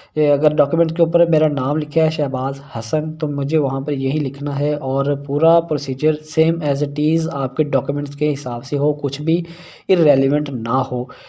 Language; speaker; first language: Urdu; non-native, local second language; Punjabi